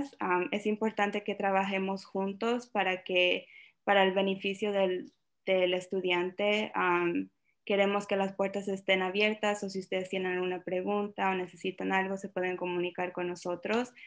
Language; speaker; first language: Spanish; early bilingual, other home language; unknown